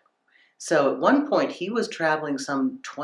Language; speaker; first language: English; native; English